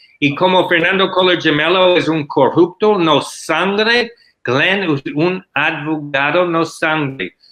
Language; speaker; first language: Spanish; non-native, learner; English